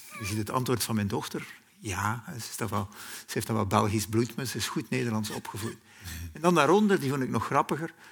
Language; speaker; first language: Dutch; native; Dutch